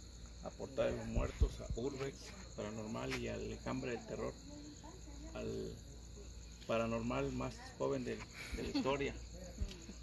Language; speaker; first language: Spanish; native; Spanish